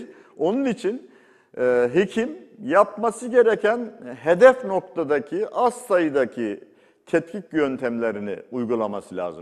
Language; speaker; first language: Turkish; native; Turkish